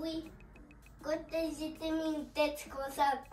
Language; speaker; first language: French; early bilingual, heritage; French